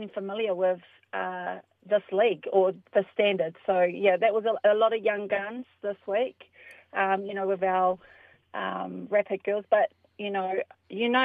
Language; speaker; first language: English; native; English